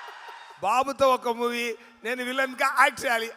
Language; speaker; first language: Telugu; non-native, learner; Tamil